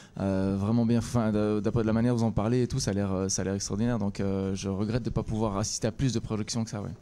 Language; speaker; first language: French; native; French